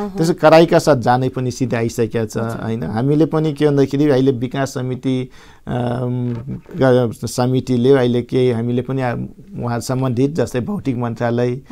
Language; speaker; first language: Nepali; non-native, local second language; Rana Tharu